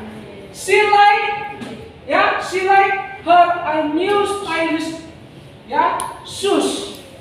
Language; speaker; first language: English; non-native, learner; Indonesian